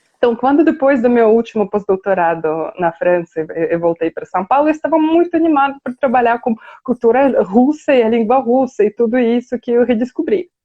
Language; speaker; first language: Portuguese; non-native, fluent; Russian